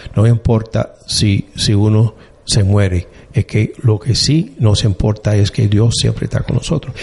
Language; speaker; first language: Spanish; non-native, fluent; English